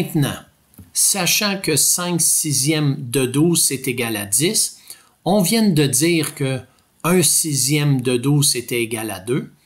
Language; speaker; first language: French; native; French